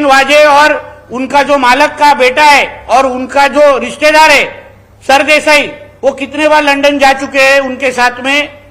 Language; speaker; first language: Hindi; non-native, local second language; Marathi